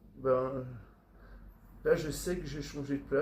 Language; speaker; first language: French; native; French